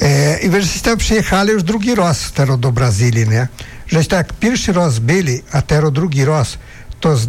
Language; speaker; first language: Polish; early bilingual, heritage; Polish